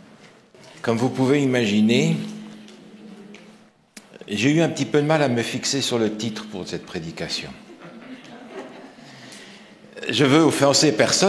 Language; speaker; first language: French; native; French